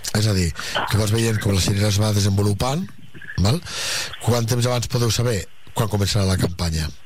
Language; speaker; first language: Catalan; native; Catalan